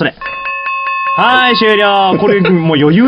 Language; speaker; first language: Japanese; native; Japanese